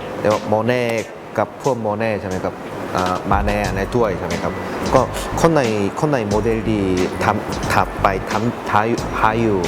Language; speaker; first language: Thai; non-native, learner; Korean